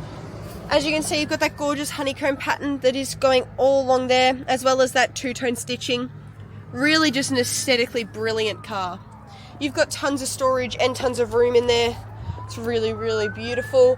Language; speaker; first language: English; native; English